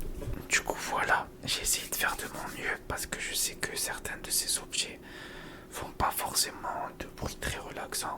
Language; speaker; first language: French; native; French